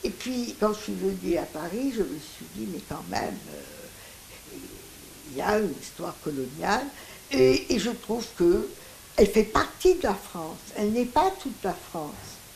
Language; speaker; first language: French; non-native, local second language; Greek